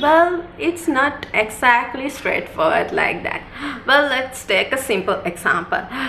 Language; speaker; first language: English; non-native, local second language; Sinhala